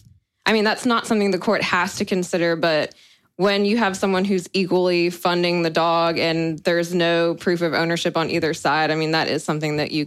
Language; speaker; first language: English; native; English